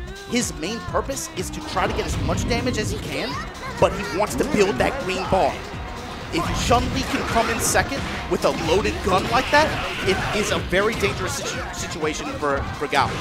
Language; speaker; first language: English; native; English